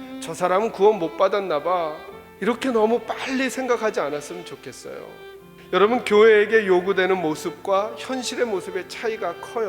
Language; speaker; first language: Korean; native; Korean